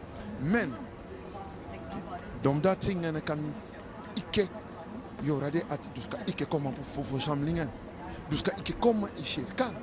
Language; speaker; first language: Swedish; non-native, learner; Lingala